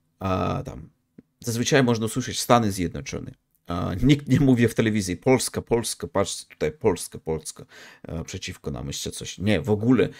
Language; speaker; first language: Polish; non-native, fluent; Russian